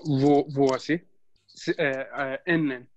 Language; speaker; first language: Finnish; non-native, learner; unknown